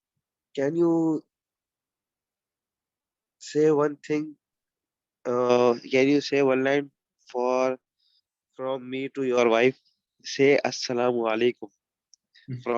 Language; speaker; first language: English; non-native, learner; Urdu